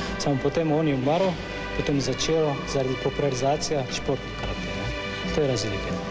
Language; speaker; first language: Slovenian; non-native, fluent; Japanese